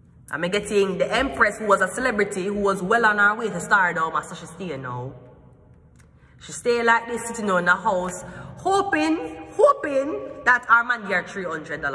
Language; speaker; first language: English; native; English